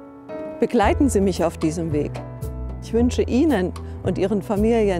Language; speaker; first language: German; native; German